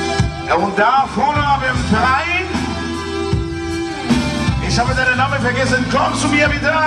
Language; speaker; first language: German; non-native, fluent; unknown